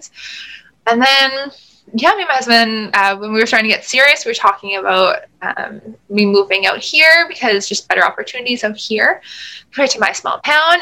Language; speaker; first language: English; native; English